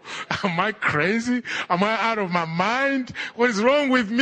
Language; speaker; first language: English; non-native, local second language; Ganda